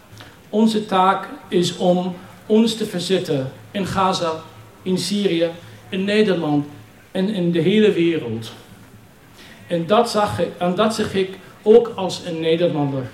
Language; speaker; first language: Dutch; non-native, fluent; Arabic